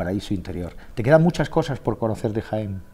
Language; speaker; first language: Spanish; native; Spanish